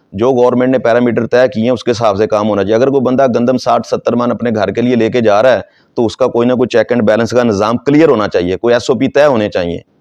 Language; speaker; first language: Urdu; non-native, local second language; Saraiki